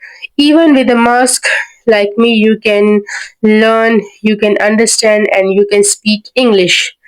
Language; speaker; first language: English; non-native, learner; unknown